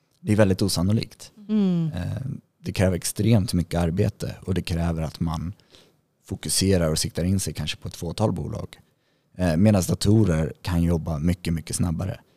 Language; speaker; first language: Swedish; native; Swedish